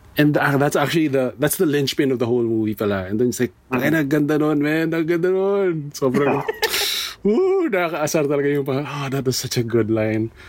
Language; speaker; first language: English; non-native, local second language; Filipino